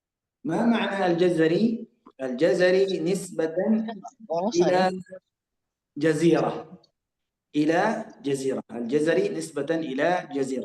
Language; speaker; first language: Arabic; native; Arabic